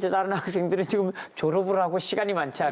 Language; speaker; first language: Korean; native; Korean